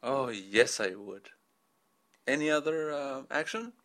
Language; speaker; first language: English; non-native, fluent; Spanish